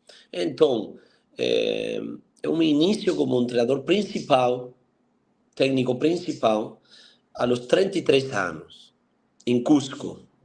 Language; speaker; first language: Portuguese; non-native, fluent; Spanish